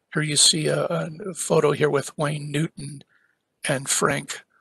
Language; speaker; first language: English; native; English